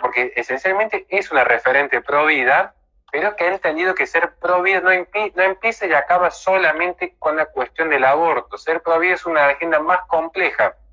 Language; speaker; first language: Spanish; native; Spanish